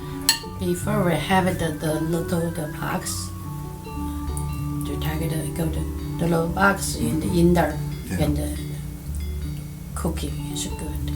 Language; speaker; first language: English; non-native, learner; Chinese